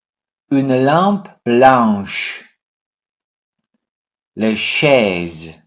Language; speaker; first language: French; non-native, fluent; English